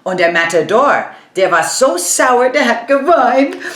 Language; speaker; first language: German; non-native, learner; English